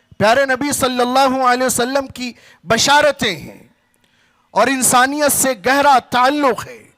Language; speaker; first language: Urdu; native; Urdu